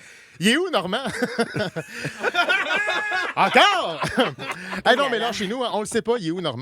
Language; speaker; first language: French; native; French